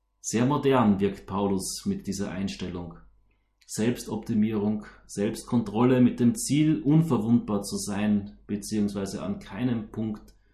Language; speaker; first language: German; native; German